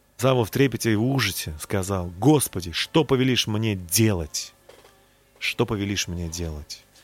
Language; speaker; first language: Russian; native; Russian